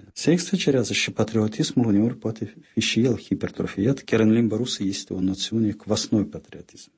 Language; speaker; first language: Romanian; non-native, fluent; Russian